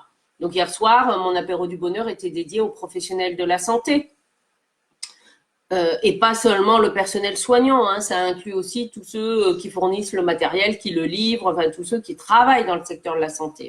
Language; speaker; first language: French; native; French